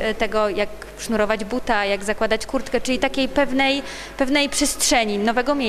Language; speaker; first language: Polish; native; Polish